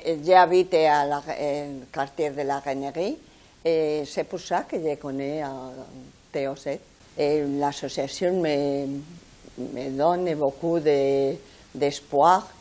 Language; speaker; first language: French; non-native, fluent; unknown